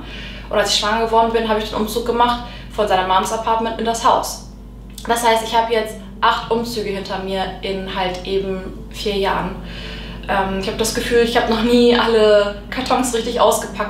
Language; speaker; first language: German; native; German